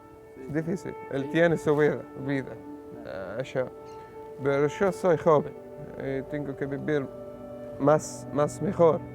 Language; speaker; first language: Spanish; non-native, learner; Arabic